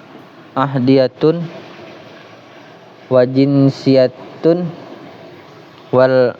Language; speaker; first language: Arabic; non-native, learner; Indonesian